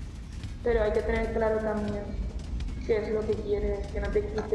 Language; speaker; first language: Spanish; non-native, learner; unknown